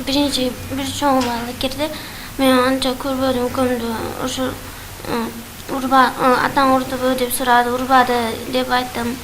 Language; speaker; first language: Kyrgyz; non-native, local second language; Uzbek